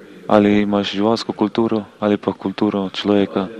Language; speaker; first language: Slovenian; native; Slovenian